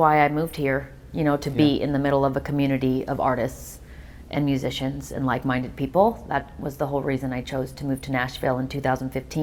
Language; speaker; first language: English; native; English